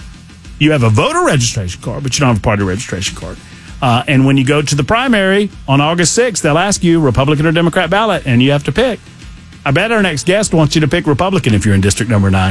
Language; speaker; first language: English; native; English